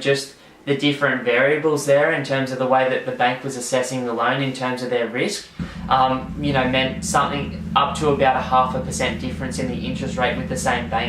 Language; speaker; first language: English; native; English